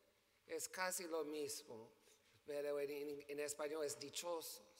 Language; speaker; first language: Spanish; non-native, learner; English